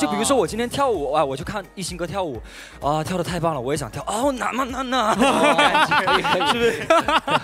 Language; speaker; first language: Chinese; native; Chinese